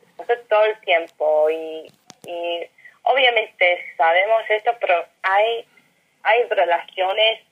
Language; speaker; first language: Spanish; non-native, fluent; English